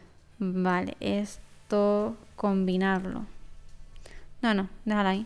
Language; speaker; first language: Spanish; native; Spanish